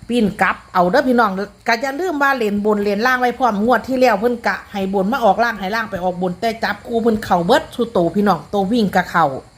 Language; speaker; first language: Thai; native; Thai